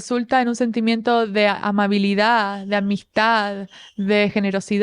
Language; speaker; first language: Spanish; native; Spanish